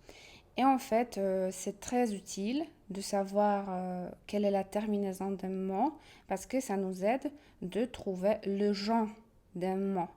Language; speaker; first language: French; non-native, fluent; Polish